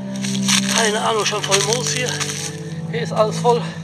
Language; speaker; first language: German; native; German